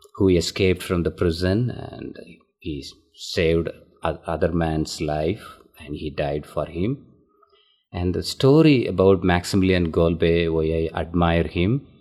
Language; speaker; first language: English; non-native, local second language; Tamil